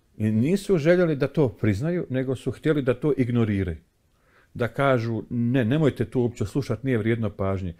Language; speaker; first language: Bosnian; native; Bosnian